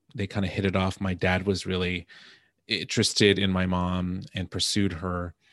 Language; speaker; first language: English; native; English